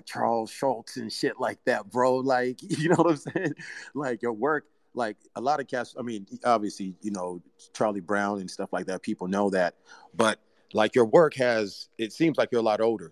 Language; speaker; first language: English; early bilingual, other home language; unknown